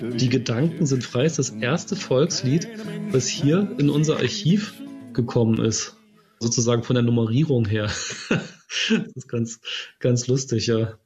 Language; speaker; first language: German; native; German